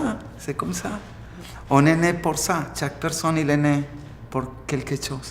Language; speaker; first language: French; non-native, fluent; Spanish